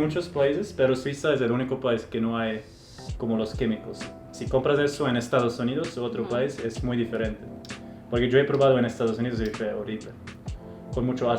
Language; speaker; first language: Spanish; non-native, fluent; German